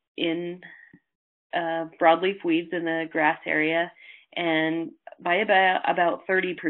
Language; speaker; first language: English; native; English